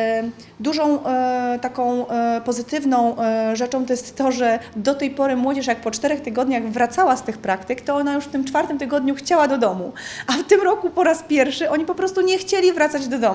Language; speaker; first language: Polish; native; Polish